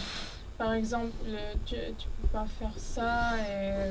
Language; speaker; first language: French; non-native, learner; Arabic